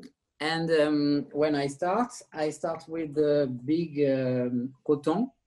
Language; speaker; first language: English; non-native, learner; French